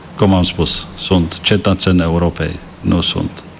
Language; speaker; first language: Romanian; non-native, learner; Czech